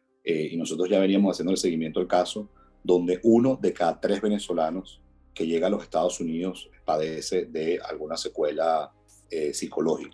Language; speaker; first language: Spanish; native; Spanish